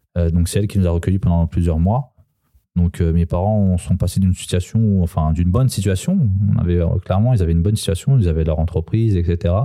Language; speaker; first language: French; early bilingual, other home language; Serbian